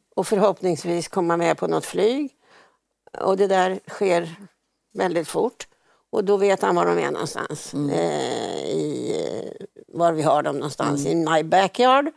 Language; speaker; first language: Swedish; native; Swedish